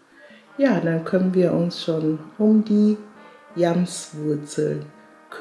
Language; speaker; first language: German; non-native, fluent; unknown